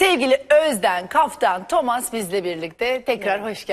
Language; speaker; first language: Turkish; native; Turkish